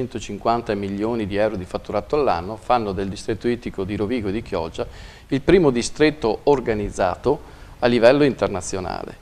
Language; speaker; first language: Italian; native; Italian